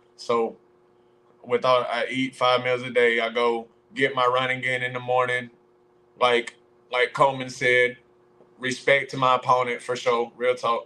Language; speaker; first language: English; native; English